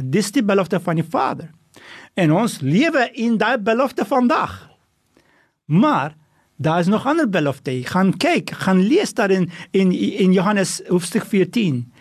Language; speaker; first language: Afrikaans; non-native, fluent; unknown